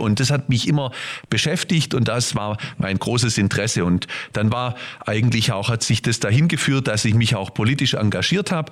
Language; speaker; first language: German; native; German